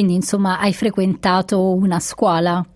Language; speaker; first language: Italian; native; Italian